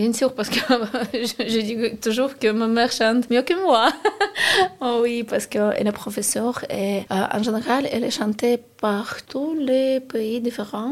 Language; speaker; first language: French; non-native, learner; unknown